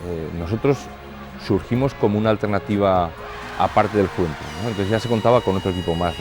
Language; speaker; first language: Spanish; native; Spanish